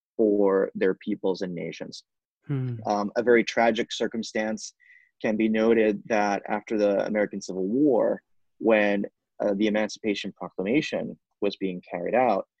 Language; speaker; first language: English; non-native, fluent; Spanish